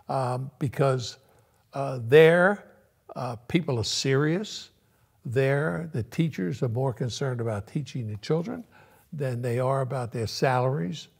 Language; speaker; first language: English; early bilingual, other home language; Yiddish